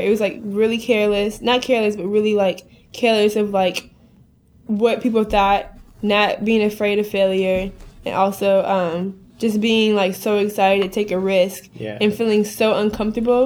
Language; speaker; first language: English; native; English